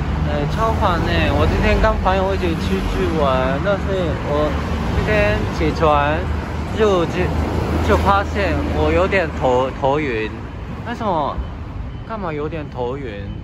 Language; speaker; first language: Chinese; non-native, fluent; Japanese